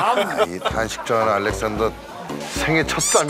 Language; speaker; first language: Korean; native; Korean